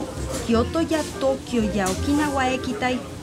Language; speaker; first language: Japanese; non-native, learner; Spanish